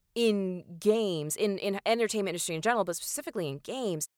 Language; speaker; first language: English; native; English